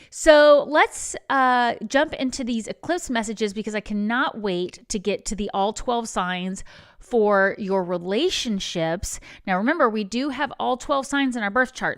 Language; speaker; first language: English; native; English